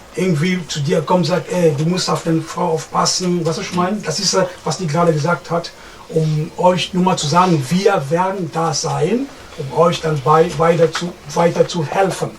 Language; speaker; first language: German; non-native, fluent; French